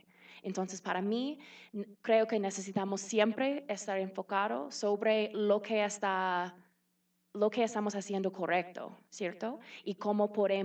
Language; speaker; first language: Spanish; non-native, fluent; English